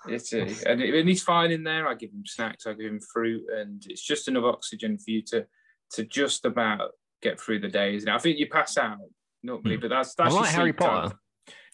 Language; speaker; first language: English; native; English